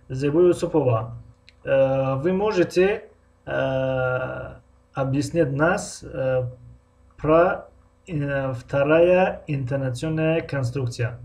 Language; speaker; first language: Russian; non-native, fluent; Tajik